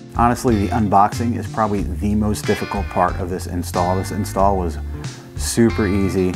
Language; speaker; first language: English; native; English